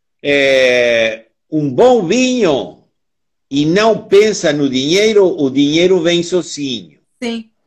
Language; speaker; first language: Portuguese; non-native, learner; Spanish